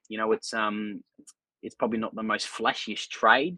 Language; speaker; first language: English; native; English